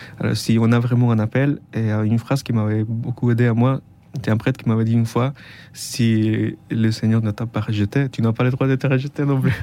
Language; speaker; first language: French; non-native, fluent; Spanish